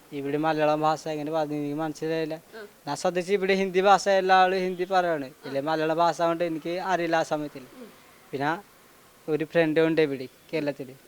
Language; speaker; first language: Malayalam; non-native, learner; Odia